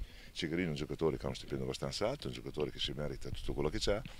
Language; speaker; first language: Italian; native; Italian